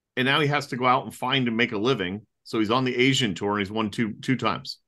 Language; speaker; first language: English; native; English